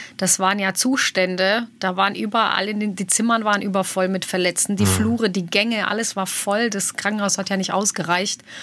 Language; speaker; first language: German; early bilingual, other home language; Bosnian